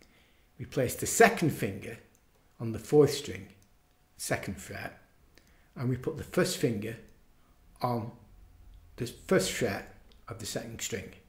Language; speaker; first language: English; native; English